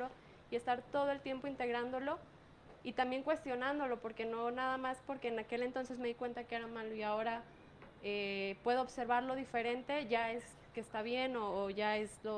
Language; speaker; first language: Spanish; native; Spanish